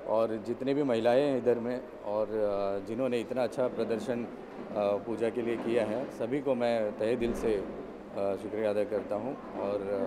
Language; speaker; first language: Hindi; native; Hindi